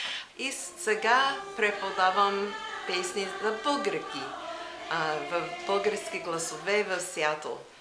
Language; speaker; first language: Bulgarian; non-native, learner; English